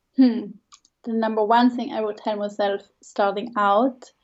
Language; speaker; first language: English; non-native, fluent; Swiss German